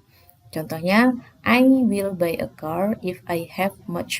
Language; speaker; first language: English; non-native, fluent; Indonesian